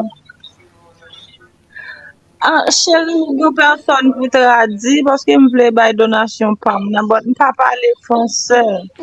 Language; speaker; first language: French; non-native, learner; Haitian Creole